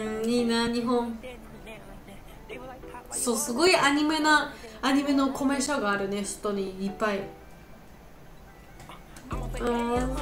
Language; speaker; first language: Japanese; non-native, learner; Georgian